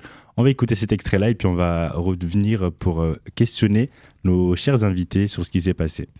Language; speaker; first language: French; native; French